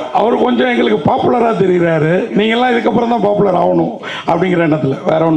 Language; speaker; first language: Tamil; native; Tamil